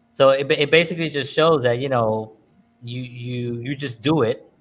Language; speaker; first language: English; native; English